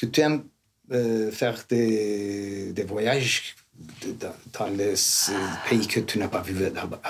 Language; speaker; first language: French; non-native, fluent; Turkish